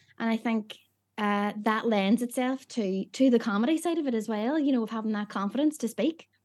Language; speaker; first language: English; native; English